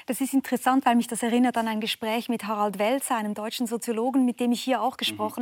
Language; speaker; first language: German; native; German